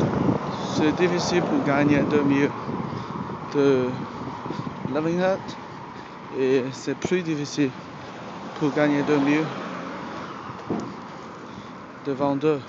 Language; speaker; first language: French; non-native, learner; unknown